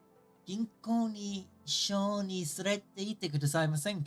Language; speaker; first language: Japanese; non-native, learner; English